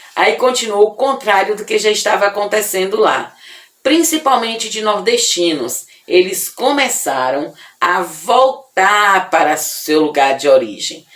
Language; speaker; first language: Portuguese; native; Portuguese